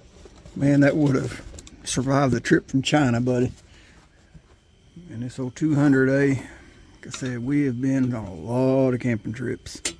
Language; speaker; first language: English; native; English